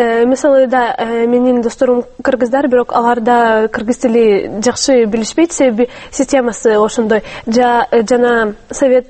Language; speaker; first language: Kyrgyz; non-native, learner; Russian